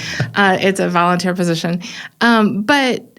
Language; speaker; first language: English; native; English